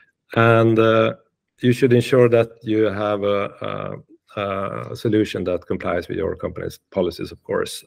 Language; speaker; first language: English; non-native, fluent; Swedish